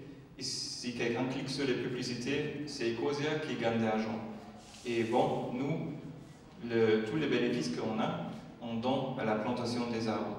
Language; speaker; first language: French; non-native, fluent; German